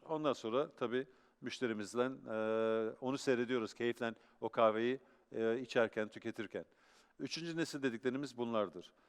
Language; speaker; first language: Turkish; early bilingual, heritage; Turkish